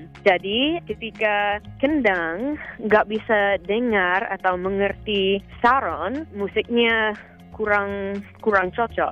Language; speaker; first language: Indonesian; non-native, fluent; English